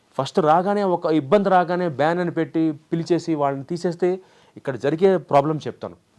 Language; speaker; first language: Telugu; native; Telugu